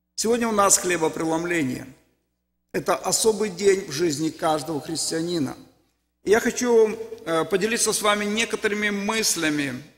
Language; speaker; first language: Russian; native; Russian